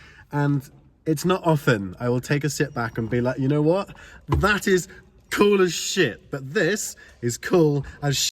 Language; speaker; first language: English; native; English